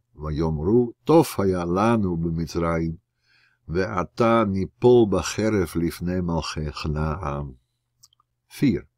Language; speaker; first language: Hebrew; non-native, fluent; Dutch